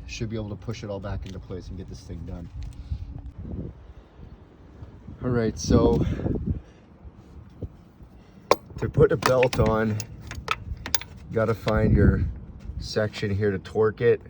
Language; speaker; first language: English; native; English